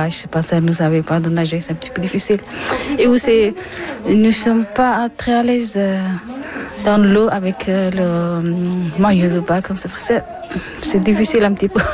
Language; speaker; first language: French; non-native, learner; Persian